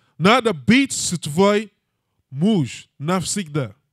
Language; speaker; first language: Russian; non-native, learner; English